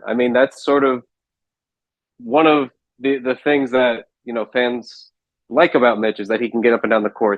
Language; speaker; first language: English; native; English